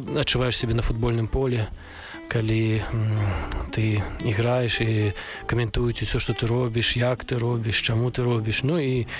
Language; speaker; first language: Belarusian; native; Belarusian